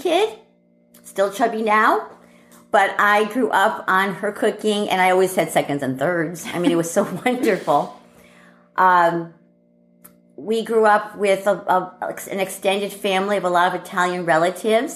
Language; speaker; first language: English; native; English